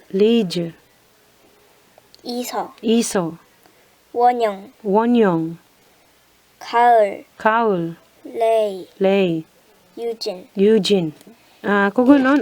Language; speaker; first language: Korean; non-native, learner; Filipino